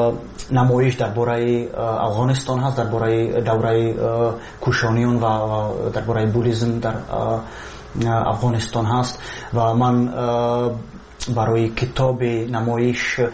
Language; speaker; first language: Persian; non-native, fluent; Slovak